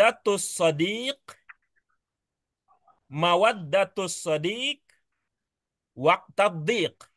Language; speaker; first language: Arabic; non-native, learner; Indonesian